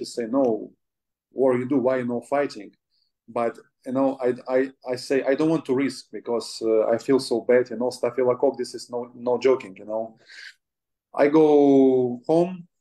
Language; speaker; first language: English; non-native, learner; Russian